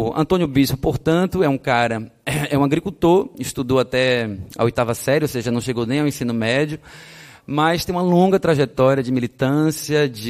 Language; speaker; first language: Portuguese; native; Portuguese